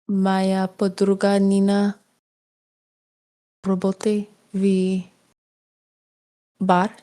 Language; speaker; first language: Russian; non-native, learner; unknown